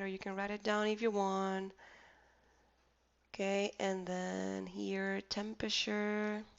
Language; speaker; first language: English; non-native, fluent; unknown